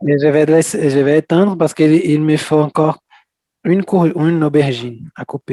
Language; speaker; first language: French; non-native, fluent; Portuguese